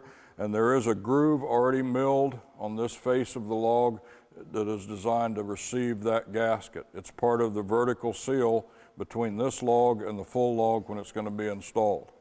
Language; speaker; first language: English; native; English